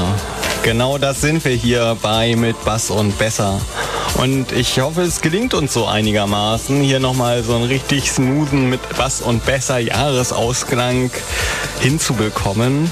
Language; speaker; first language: German; native; German